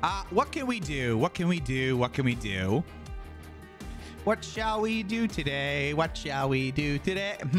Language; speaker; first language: English; native; English